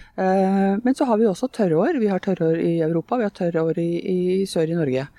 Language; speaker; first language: Norwegian; native; Norwegian